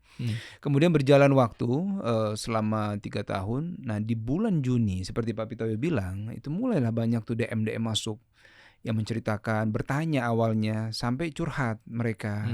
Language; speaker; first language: Indonesian; native; Indonesian